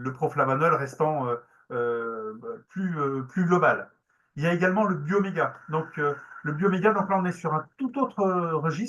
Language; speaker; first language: French; native; French